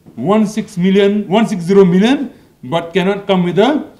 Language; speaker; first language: English; non-native, local second language; Malay